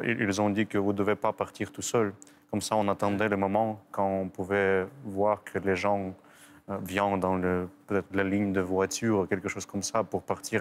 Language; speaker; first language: French; non-native, fluent; Ukrainian